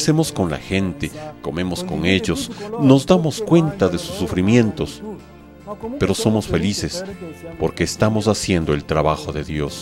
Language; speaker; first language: Spanish; non-native, fluent; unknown